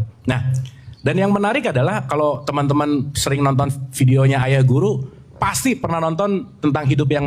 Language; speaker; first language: Indonesian; native; Indonesian